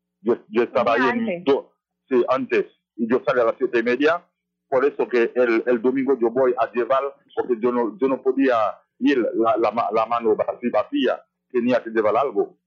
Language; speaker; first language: Spanish; non-native, fluent; Haitian Creole